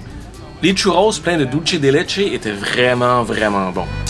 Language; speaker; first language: French; native; French